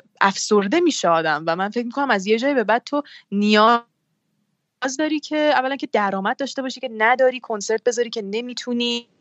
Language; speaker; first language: Persian; native; Persian